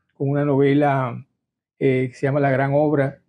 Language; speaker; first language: Spanish; native; Spanish